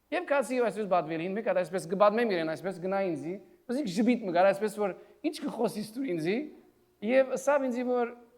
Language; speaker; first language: Armenian; early bilingual, heritage; Armenian